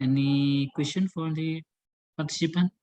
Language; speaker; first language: English; non-native, learner; Indonesian